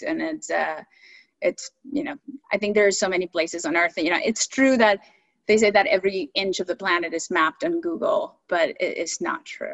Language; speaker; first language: English; early bilingual, other home language; Spanish